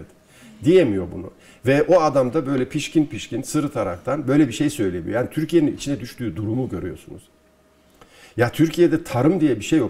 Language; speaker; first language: Turkish; native; Turkish